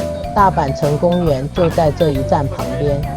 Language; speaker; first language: Chinese; native; Chinese